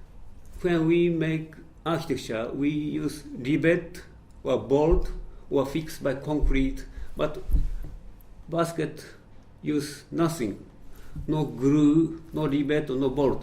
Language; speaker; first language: English; non-native, fluent; Japanese